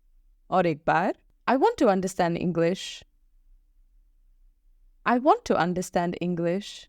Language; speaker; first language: English; non-native, fluent; Hindi